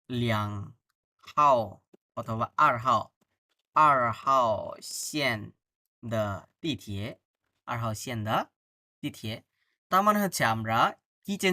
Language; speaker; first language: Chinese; non-native, fluent; Bangla